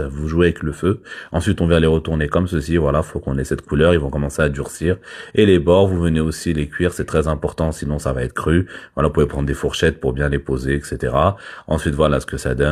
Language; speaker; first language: French; native; French